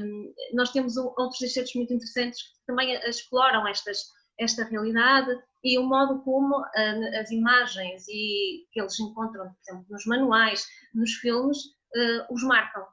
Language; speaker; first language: Portuguese; native; Portuguese